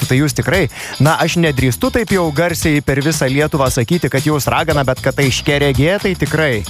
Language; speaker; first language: Lithuanian; native; Lithuanian